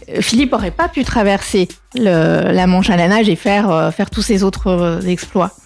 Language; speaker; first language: French; native; French